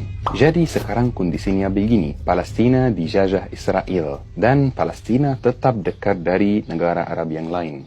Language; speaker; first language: Indonesian; non-native, fluent; Arabic